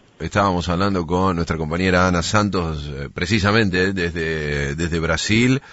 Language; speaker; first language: Spanish; native; Spanish